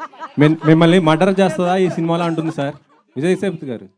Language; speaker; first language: Telugu; native; Telugu